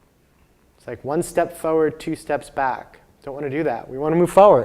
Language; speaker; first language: English; native; English